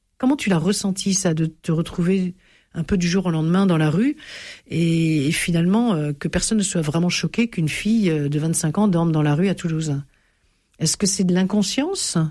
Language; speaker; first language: French; native; French